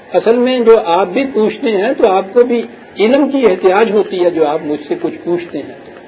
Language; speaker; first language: Urdu; native; Urdu